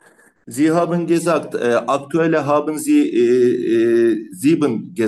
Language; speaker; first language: German; non-native, learner; Turkish